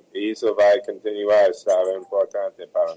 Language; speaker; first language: Portuguese; non-native, fluent; English